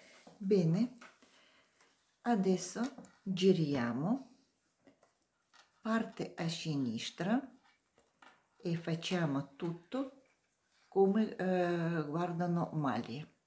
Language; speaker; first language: Italian; non-native, learner; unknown